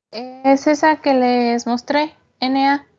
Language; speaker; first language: Spanish; native; Spanish